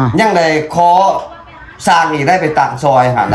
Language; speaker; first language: Thai; non-native, local second language; Lao